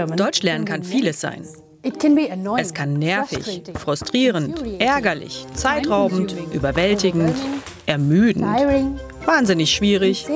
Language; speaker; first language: German; non-native, fluent; Bangla